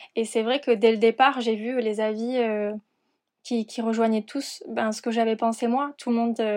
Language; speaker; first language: French; native; French